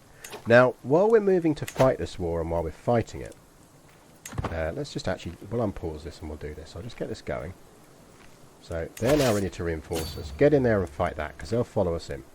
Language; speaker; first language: English; native; English